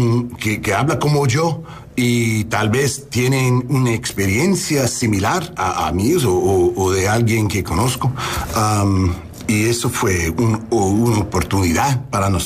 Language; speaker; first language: Spanish; early bilingual, heritage; English